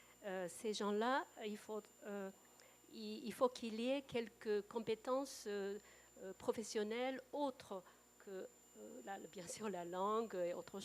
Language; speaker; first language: French; non-native, fluent; Japanese